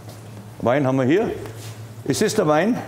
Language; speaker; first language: German; native; German